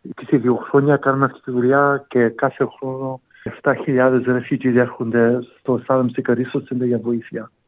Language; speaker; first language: Greek; early bilingual, heritage; Greek